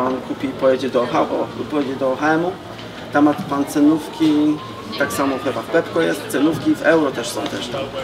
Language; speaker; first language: Polish; native; Polish